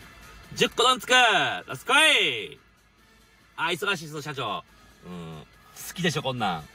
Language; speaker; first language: Japanese; native; Japanese